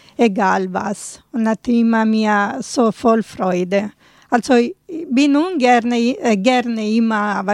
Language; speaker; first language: German; non-native, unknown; Italian